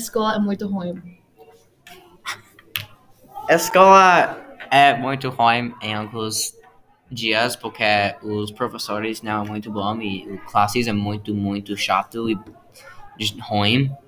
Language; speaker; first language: Portuguese; non-native, learner; English